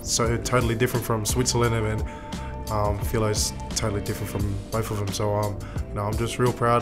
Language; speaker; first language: English; native; English